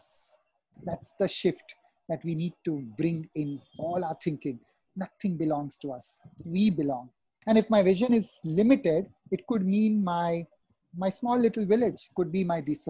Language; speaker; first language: English; non-native, local second language; Hindi